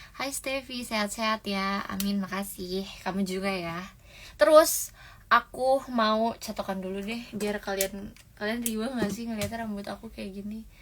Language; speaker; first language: Indonesian; native; Indonesian